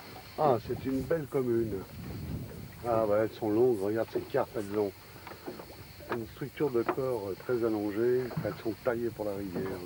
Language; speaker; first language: French; native; French